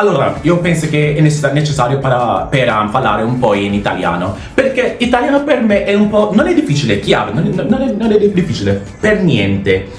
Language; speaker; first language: Italian; non-native, learner; English